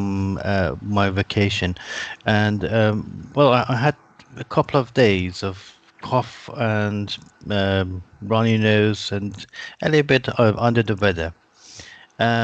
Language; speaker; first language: English; non-native, fluent; Persian